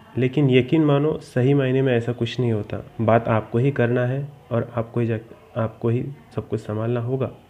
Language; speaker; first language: Hindi; native; Hindi